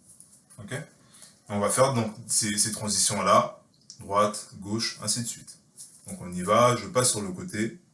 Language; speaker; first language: French; native; French